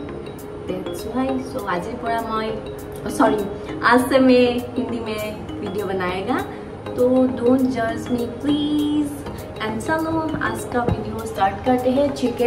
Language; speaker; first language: Hindi; non-native, local second language; Assamese